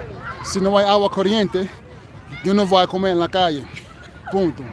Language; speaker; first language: Spanish; non-native, fluent; English